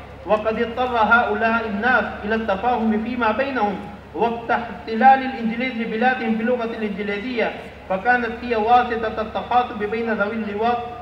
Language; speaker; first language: Arabic; non-native, fluent; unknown